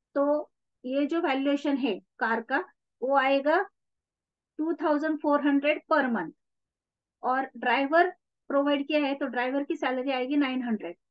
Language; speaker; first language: Hindi; non-native, local second language; Marathi